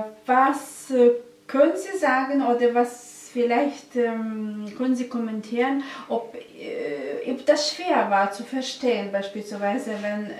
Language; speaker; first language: German; non-native, learner; Russian